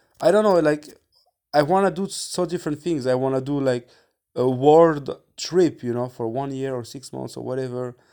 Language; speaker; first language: English; non-native, fluent; French